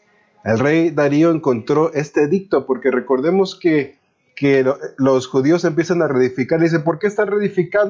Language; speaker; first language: Spanish; native; Spanish